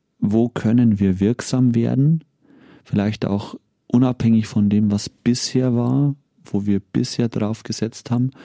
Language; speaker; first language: German; native; German